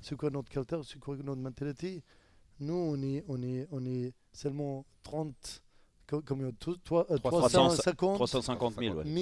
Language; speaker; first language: French; non-native, learner; Arabic